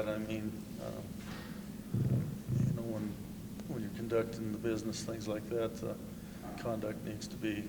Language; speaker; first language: English; native; English